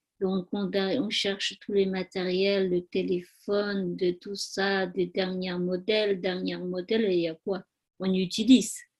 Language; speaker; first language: French; non-native, learner; Tibetan